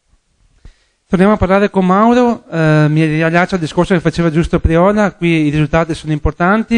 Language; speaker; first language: Italian; native; Italian